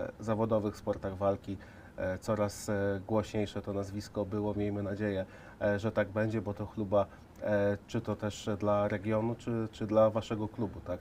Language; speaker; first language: Polish; native; Polish